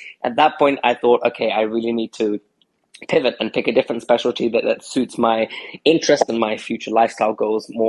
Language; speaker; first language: English; native; English